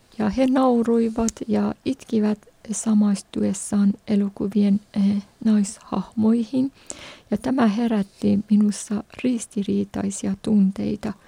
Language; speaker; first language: Finnish; non-native, fluent; Persian